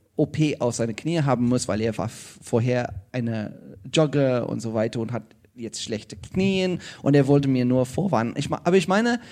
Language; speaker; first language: German; non-native, fluent; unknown